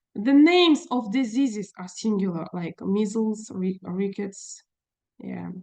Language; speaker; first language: English; non-native, fluent; Russian